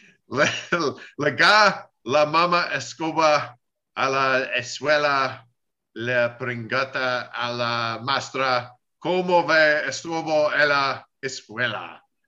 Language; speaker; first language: Spanish; non-native, learner; English